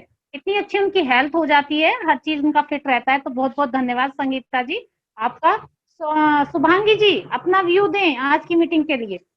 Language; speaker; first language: Hindi; native; Hindi